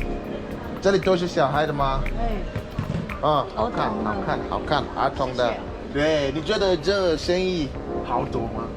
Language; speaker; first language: Chinese; non-native, learner; English